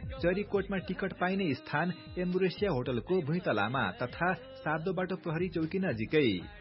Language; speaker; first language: Nepali; native; Nepali